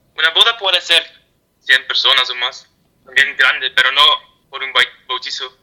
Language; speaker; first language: Spanish; non-native, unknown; Dutch